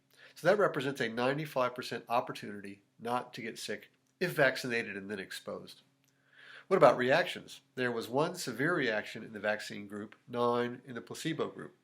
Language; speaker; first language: English; native; English